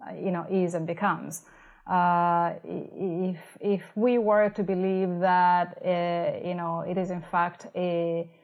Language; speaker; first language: English; non-native, fluent; Italian